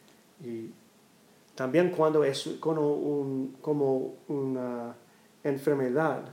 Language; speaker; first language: Spanish; non-native, learner; English